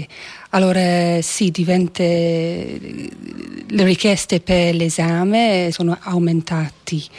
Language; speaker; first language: Italian; non-native, fluent; English